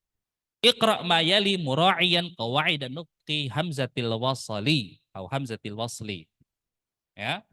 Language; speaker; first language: Arabic; non-native, fluent; Indonesian